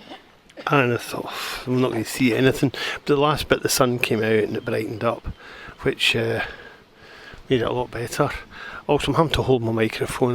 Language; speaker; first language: English; native; English